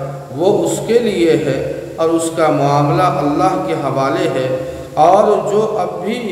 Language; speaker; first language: Urdu; native; Urdu